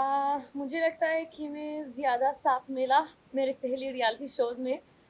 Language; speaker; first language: Hindi; non-native, learner; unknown